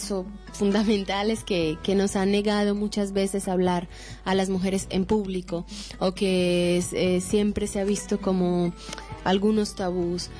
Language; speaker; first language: Spanish; native; Spanish